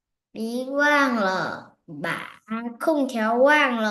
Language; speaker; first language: Chinese; non-native, learner; Vietnamese